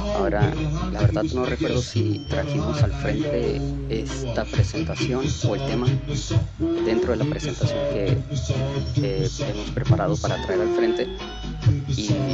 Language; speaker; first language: Spanish; early bilingual, heritage; Spanish